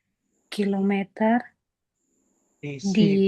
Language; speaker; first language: German; non-native, learner; Indonesian